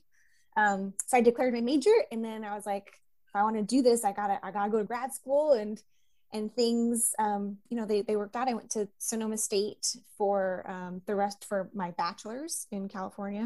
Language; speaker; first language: English; native; English